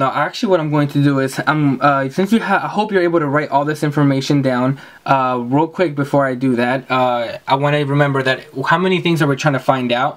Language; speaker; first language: English; native; English